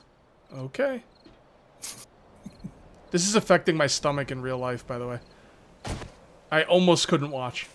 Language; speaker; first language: English; native; English